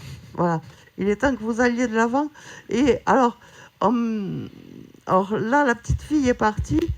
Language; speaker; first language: French; native; French